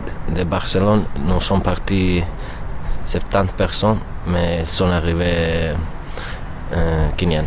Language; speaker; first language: French; non-native, learner; Italian